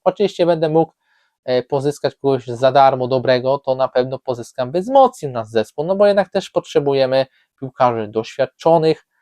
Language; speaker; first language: Polish; native; Polish